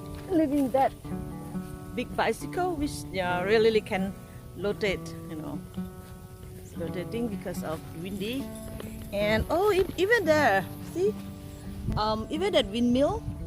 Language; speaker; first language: English; non-native, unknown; Thai